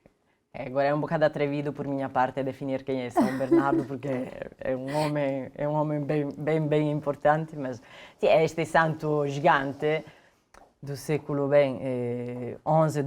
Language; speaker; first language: Portuguese; non-native, fluent; Italian